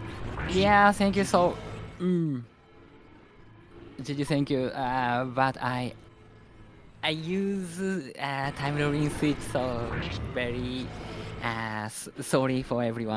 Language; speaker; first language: English; non-native, learner; Japanese